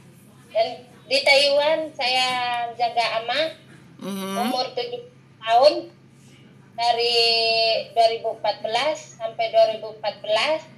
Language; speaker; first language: Indonesian; non-native, local second language; Javanese